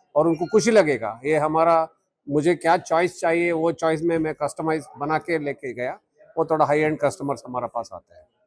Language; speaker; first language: Hindi; non-native, local second language; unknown